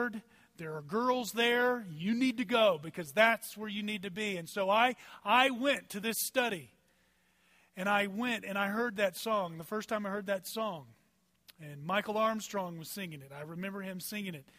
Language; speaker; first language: English; native; English